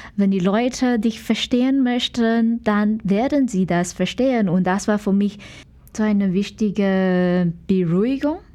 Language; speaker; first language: German; non-native, fluent; Chinese